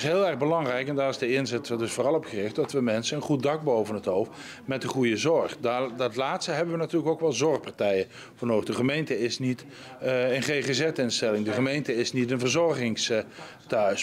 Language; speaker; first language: Dutch; native; Dutch